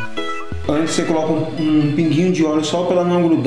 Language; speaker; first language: Portuguese; native; Portuguese